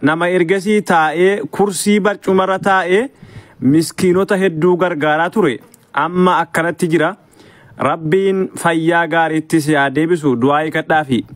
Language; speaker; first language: Oromo; native; Oromo